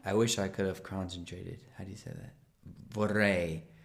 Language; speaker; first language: English; native; English